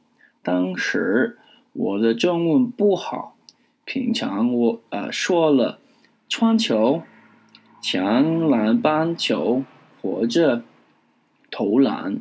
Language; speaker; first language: Chinese; non-native, learner; English